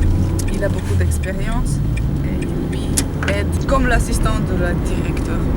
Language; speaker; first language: French; non-native, fluent; Slovenian